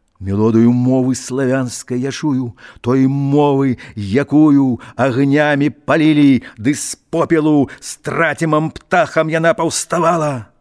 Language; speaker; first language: Belarusian; native; Belarusian